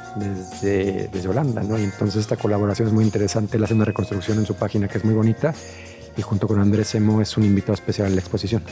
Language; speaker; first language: Spanish; native; Spanish